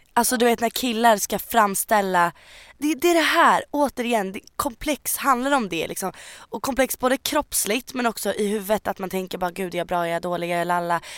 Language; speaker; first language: Swedish; native; Swedish